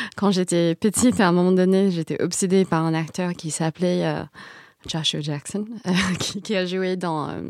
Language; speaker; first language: French; non-native, fluent; English